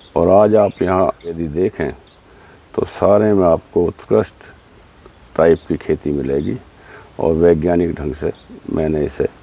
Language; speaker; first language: Hindi; native; Hindi